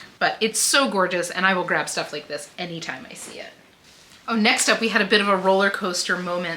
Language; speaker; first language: English; native; English